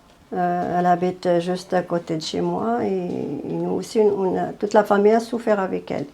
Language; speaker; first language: French; non-native, fluent; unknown